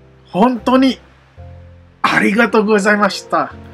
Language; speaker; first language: Japanese; non-native, learner; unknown